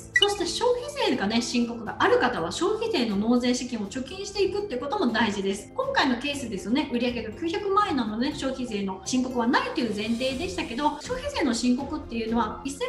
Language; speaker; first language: Japanese; native; Japanese